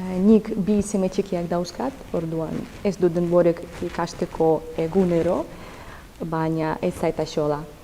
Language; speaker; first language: Basque; non-native, local second language; Spanish